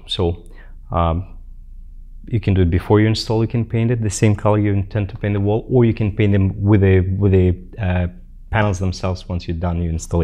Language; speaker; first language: English; non-native, fluent; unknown